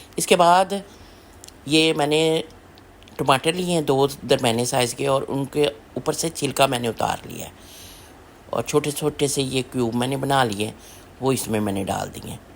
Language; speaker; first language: Urdu; non-native, local second language; Punjabi